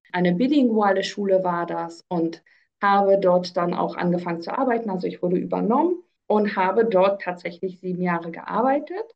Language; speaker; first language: German; early bilingual, other home language; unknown